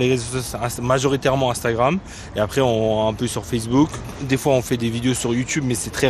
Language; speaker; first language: French; non-native, fluent; Tibetan